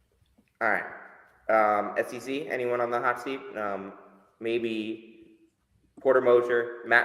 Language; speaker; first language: English; native; English